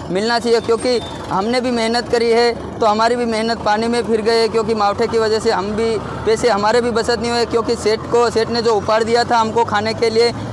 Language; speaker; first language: Hindi; non-native, local second language; Bhili